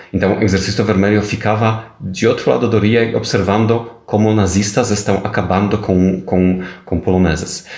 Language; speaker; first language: Portuguese; non-native, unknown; Polish